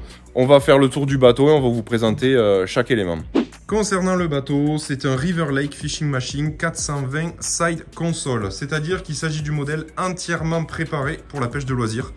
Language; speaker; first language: French; native; French